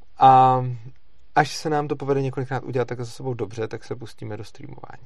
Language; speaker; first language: Czech; native; Czech